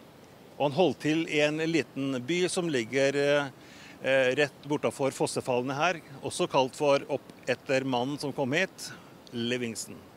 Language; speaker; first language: Norwegian; native; Norwegian